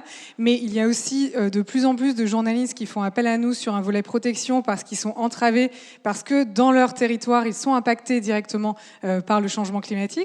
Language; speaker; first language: French; native; French